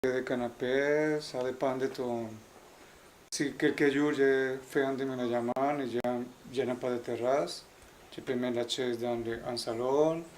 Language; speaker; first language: French; non-native, learner; Spanish